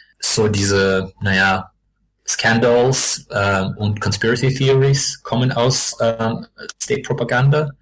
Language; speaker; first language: German; non-native, learner; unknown